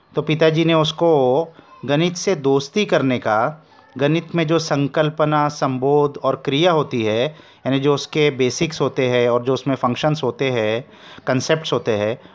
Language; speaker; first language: Hindi; non-native, local second language; Marathi